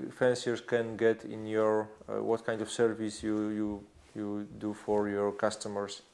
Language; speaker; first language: English; non-native, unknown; Polish